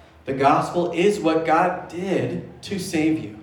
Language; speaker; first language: English; native; English